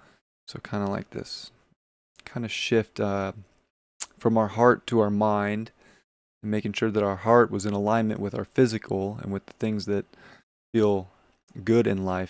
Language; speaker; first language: English; native; English